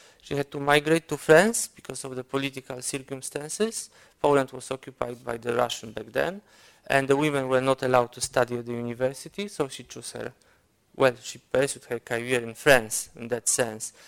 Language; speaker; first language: English; non-native, fluent; Polish